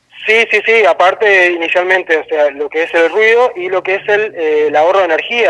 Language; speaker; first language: Spanish; native; Spanish